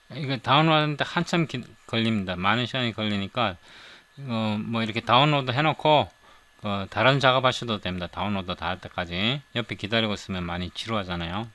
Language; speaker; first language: Korean; native; Korean